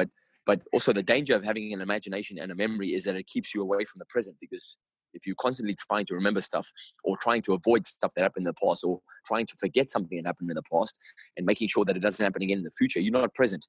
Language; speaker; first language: English; native; English